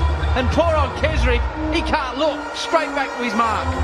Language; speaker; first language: English; native; English